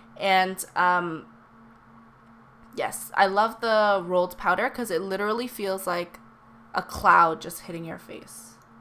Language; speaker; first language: English; early bilingual, other home language; Korean